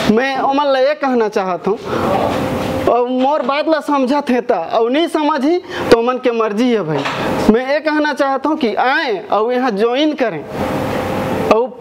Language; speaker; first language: Hindi; native; Hindi